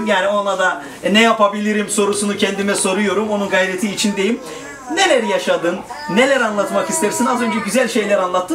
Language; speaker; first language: Turkish; native; Turkish